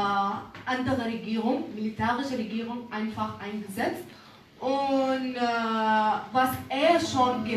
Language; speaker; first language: German; non-native, learner; Arabic